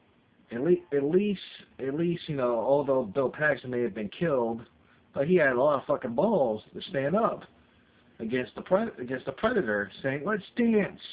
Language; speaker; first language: English; native; English